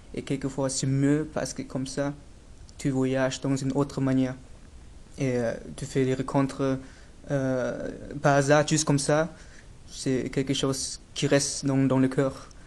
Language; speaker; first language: French; non-native, fluent; German